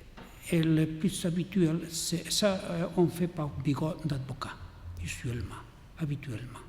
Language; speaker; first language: French; non-native, learner; Catalan